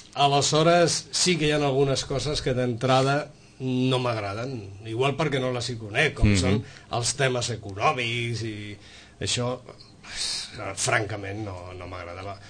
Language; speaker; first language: Catalan; non-native, local second language; Spanish